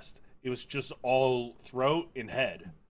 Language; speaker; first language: English; native; English